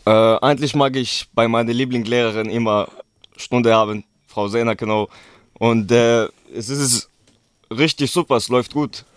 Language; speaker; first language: German; early bilingual, other home language; Kurdish